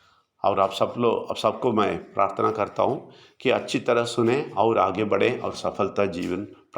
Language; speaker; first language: Hindi; non-native, local second language; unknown